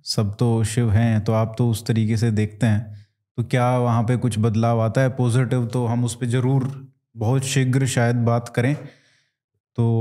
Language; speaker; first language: Hindi; native; Hindi